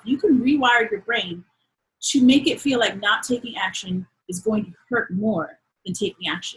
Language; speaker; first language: English; native; English